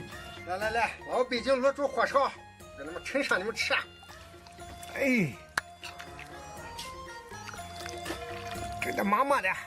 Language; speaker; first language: Chinese; native; Chinese